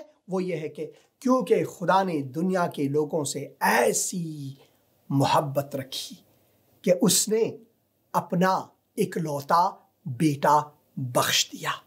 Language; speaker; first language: Hindi; non-native, fluent; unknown